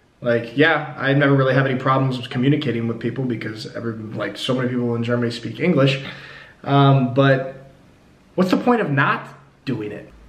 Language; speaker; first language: English; native; English